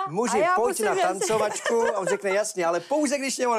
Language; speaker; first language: Czech; native; Czech